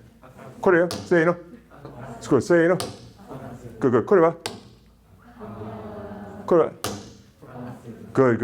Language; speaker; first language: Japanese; non-native, fluent; English